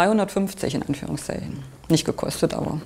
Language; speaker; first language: German; native; German